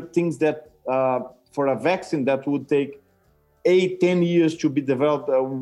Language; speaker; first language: English; non-native, fluent; Portuguese